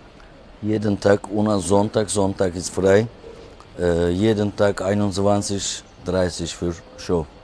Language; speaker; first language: German; non-native, learner; Turkish